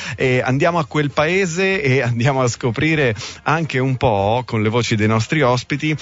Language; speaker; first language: Italian; native; Italian